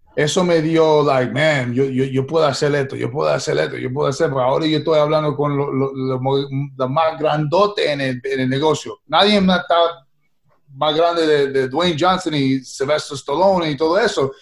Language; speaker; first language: Spanish; early bilingual, heritage; Spanish